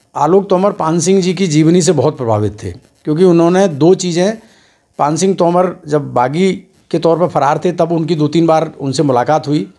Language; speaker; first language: Hindi; native; Hindi